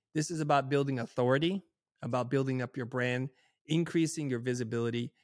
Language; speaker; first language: English; native; English